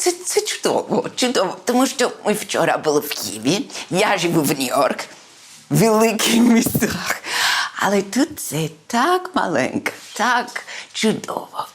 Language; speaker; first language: Ukrainian; early bilingual, heritage; English